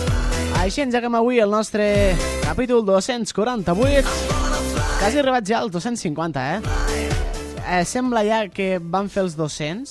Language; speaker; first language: Catalan; native; Catalan